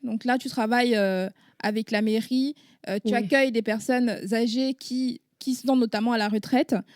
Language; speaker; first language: French; native; French